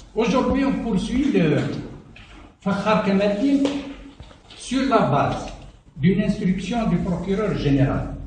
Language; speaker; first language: French; non-native, local second language; Arabic